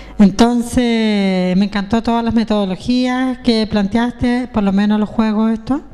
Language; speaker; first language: Spanish; native; Spanish